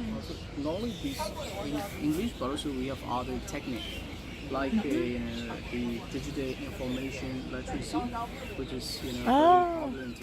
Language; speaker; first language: English; non-native, learner; Burmese